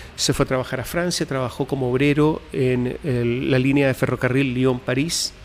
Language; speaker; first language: Spanish; native; Spanish